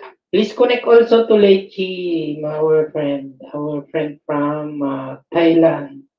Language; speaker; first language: English; non-native, local second language; Filipino